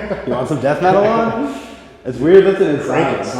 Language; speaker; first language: English; native; English